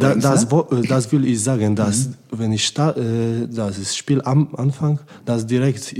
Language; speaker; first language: German; non-native, learner; Polish